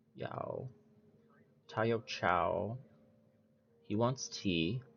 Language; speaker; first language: Chinese; non-native, learner; English